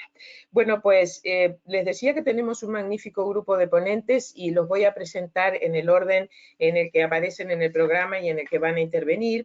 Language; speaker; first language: Spanish; native; Spanish